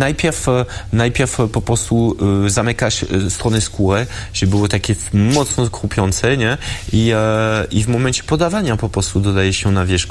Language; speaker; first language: Polish; early bilingual, heritage; French